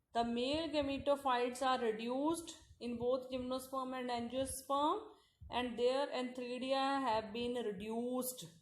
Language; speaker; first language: English; non-native, local second language; Punjabi